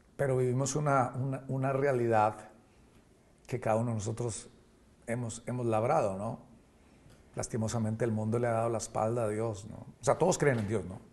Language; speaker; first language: Spanish; native; Spanish